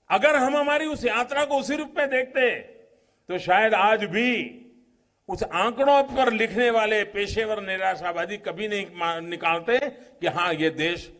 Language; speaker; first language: Hindi; non-native, local second language; Gujarati